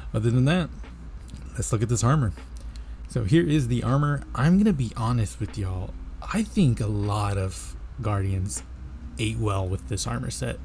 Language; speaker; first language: English; native; English